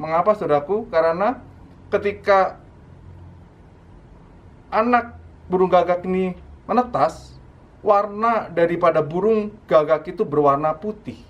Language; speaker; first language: Indonesian; native; Indonesian